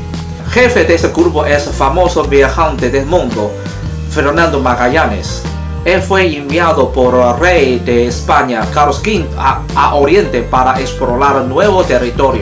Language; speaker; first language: Spanish; non-native, fluent; Chinese